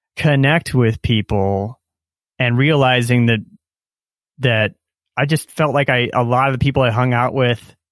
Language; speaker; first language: English; native; English